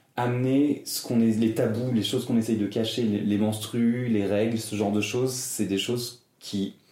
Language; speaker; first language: French; native; French